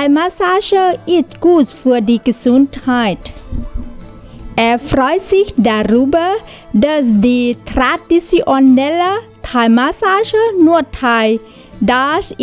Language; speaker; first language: German; non-native, learner; Thai